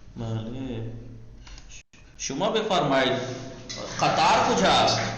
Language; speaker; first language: Persian; non-native, fluent; Urdu